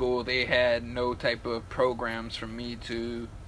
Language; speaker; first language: English; native; English